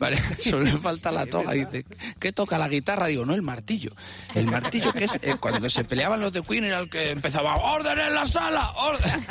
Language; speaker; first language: Spanish; native; Spanish